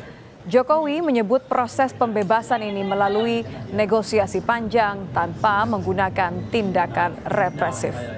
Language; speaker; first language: Indonesian; native; Indonesian